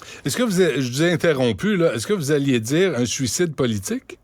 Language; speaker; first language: French; native; French